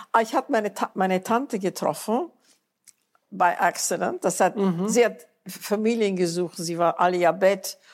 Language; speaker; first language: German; native; German